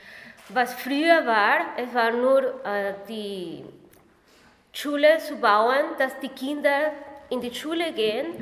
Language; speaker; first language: German; non-native, fluent; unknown